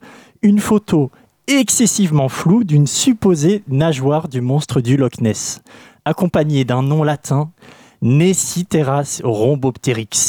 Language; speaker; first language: French; native; French